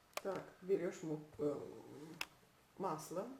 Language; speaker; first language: Russian; non-native, local second language; Azerbaijani